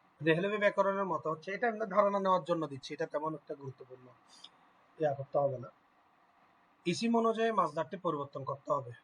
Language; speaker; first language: Bangla; native; Bangla